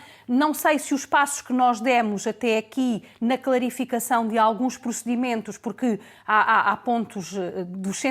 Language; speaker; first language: Portuguese; native; Portuguese